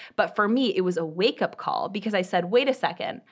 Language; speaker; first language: English; native; English